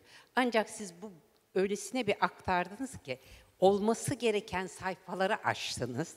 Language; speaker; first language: Turkish; native; Turkish